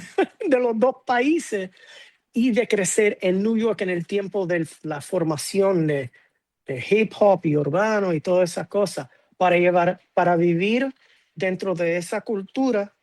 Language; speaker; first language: Spanish; non-native, fluent; English